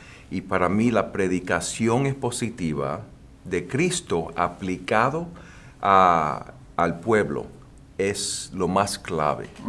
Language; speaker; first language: Spanish; early bilingual, heritage; Spanish